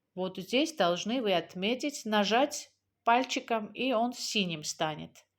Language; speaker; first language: Russian; non-native, local second language; Georgian